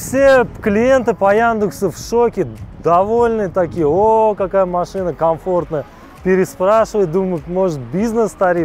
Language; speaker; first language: Russian; non-native, local second language; Uzbek